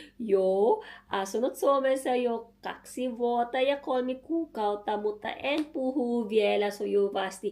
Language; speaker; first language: Finnish; non-native, learner; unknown